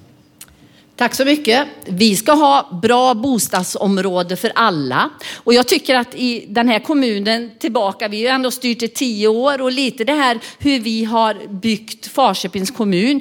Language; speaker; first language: Swedish; native; Swedish